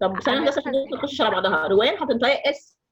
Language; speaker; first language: Arabic; native; Arabic